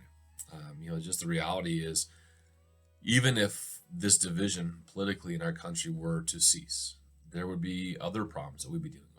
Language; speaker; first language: English; native; English